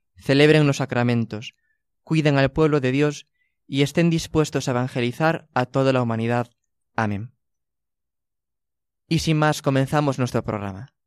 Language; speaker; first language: Spanish; native; Spanish